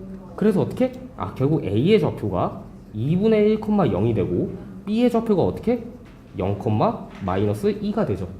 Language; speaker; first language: Korean; native; Korean